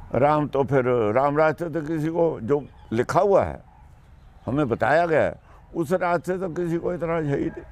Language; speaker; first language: Hindi; non-native, local second language; Punjabi